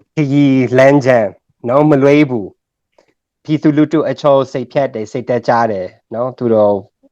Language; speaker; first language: Burmese; non-native, learner; English